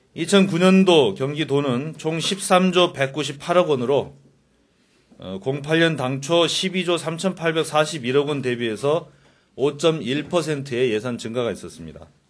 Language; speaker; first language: Korean; native; Korean